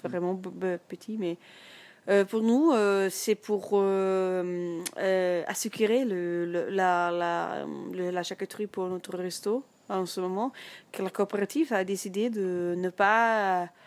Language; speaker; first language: French; non-native, learner; German